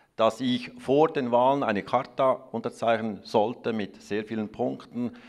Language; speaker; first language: German; native; German